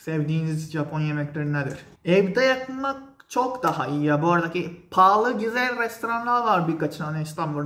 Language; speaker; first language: Turkish; non-native, fluent; Japanese